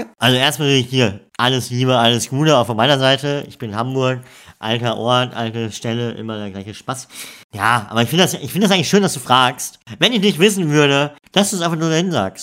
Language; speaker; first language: German; native; German